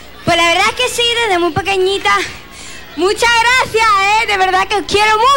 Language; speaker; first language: Spanish; native; Spanish